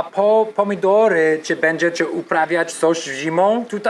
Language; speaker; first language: Polish; non-native, learner; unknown